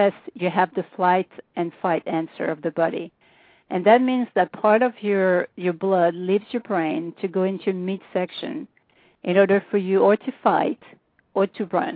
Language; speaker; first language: English; non-native, fluent; French